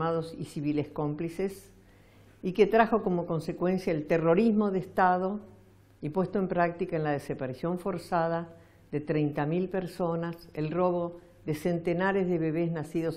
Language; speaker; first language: Spanish; native; Spanish